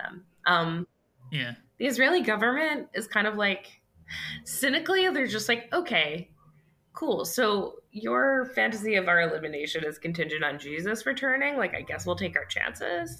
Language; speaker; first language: English; native; English